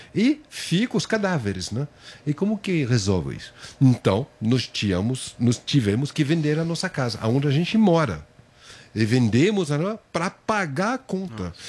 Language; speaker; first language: Portuguese; non-native, fluent; French